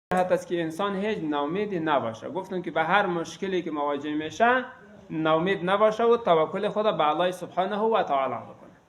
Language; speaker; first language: Persian; native; Persian